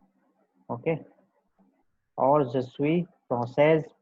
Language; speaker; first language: French; non-native, learner; Hindi